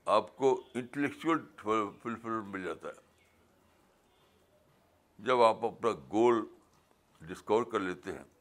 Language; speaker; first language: Urdu; native; Urdu